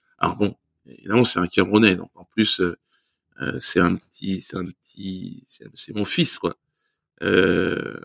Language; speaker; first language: French; native; French